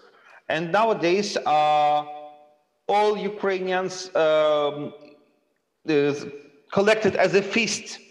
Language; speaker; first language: English; non-native, fluent; Ukrainian